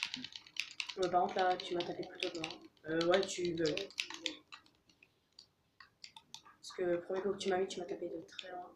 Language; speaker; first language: French; native; French